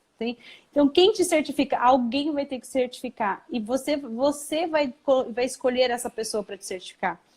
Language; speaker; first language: Portuguese; early bilingual, heritage; Portuguese